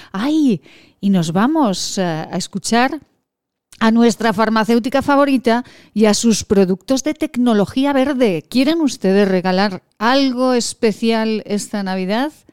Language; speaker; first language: Spanish; native; Spanish